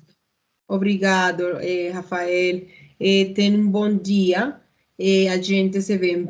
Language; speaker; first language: Portuguese; non-native, learner; Spanish